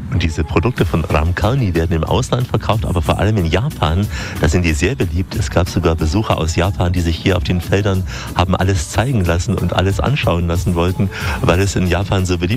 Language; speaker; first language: German; native; German